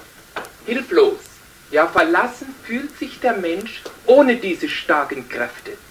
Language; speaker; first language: German; native; German